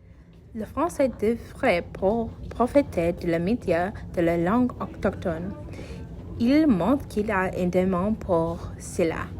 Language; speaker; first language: French; non-native, learner; English